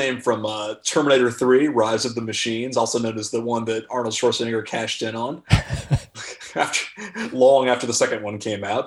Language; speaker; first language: English; native; English